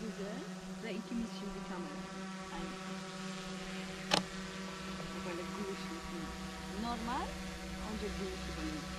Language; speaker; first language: Turkish; non-native, learner; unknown